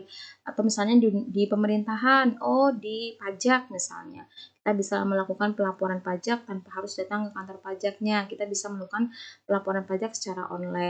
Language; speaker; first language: Indonesian; native; Indonesian